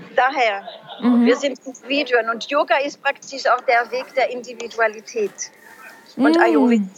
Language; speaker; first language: German; non-native, fluent; French